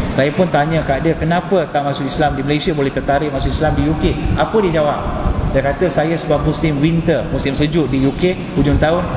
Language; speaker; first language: Malay; non-native, local second language; Tamil